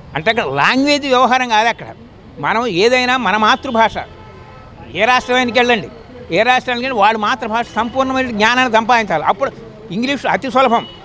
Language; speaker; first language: Telugu; native; Telugu